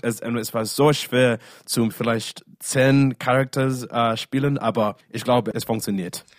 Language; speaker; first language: German; non-native, learner; English